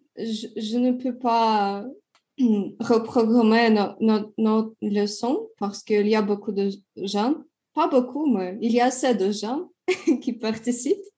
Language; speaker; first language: French; non-native, learner; Russian